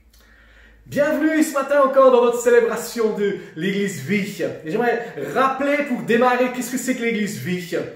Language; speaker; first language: French; native; French